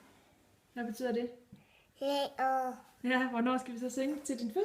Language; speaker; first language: Danish; native; Danish